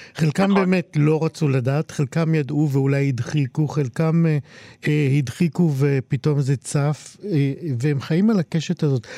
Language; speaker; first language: Hebrew; native; Hebrew